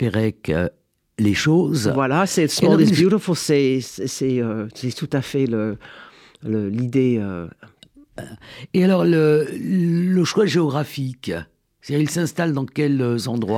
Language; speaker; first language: French; native; French